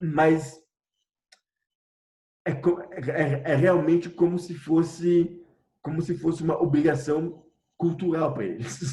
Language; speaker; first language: Portuguese; non-native, fluent; French